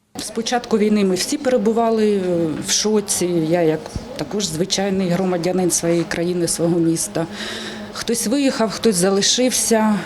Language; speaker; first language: Ukrainian; native; Ukrainian